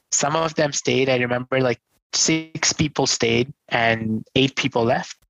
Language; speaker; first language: English; non-native, local second language; Hindi